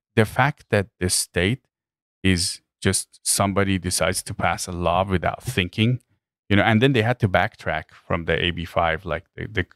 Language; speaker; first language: English; non-native, fluent; Persian